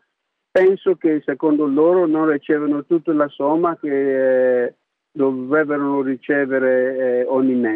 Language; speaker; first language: Italian; non-native, local second language; English